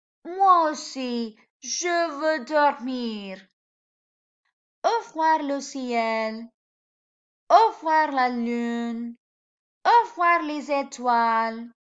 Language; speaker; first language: French; non-native, fluent; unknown